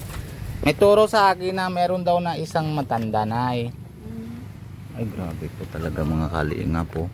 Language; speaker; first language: Filipino; non-native, local second language; Bikol